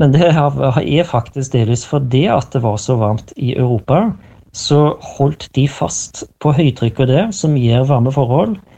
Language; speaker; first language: Norwegian; native; Norwegian